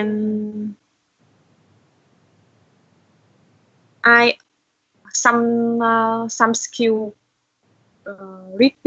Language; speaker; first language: English; non-native, learner; Vietnamese